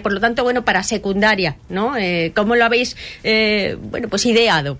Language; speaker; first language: Spanish; native; Spanish